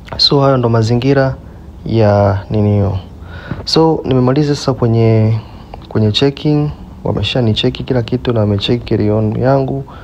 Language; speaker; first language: Swahili; native; Swahili